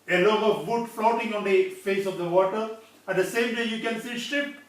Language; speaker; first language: English; non-native, local second language; Malayalam